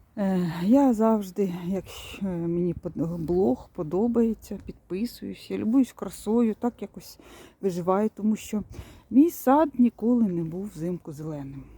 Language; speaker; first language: Ukrainian; native; Ukrainian